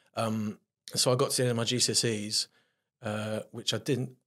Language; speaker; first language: English; native; English